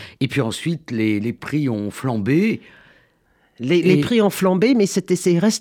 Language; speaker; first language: French; native; French